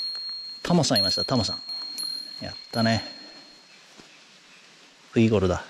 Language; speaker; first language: Japanese; native; Japanese